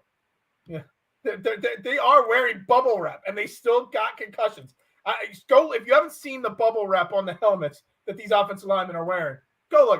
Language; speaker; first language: English; native; English